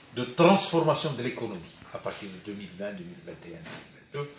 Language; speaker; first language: French; non-native, local second language; Arabic